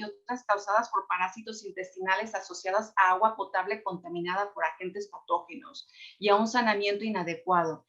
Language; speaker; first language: Spanish; native; Spanish